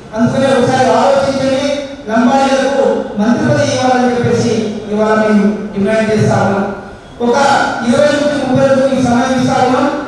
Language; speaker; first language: Telugu; non-native, local second language; Lambadi